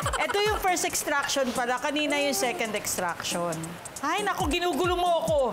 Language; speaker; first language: Filipino; native; Filipino